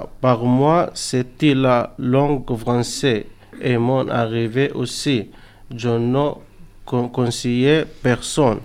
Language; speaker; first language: French; non-native, learner; Arabic